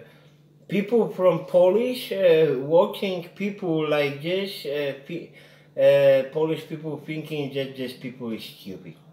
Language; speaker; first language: English; non-native, learner; Polish